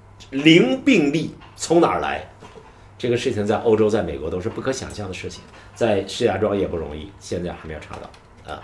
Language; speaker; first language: Chinese; native; Chinese